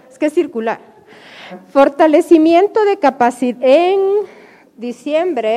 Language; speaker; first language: Spanish; native; Spanish